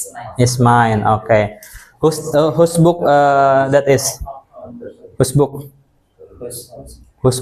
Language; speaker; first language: English; non-native, fluent; Indonesian